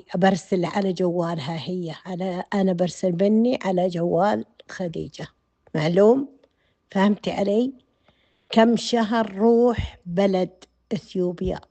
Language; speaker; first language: Arabic; non-native, learner; Amharic